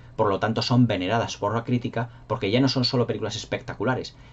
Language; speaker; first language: Spanish; native; Spanish